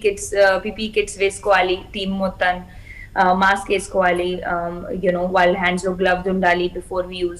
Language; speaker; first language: Telugu; non-native, local second language; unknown